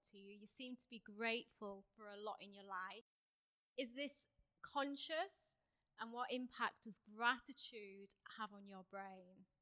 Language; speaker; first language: English; native; English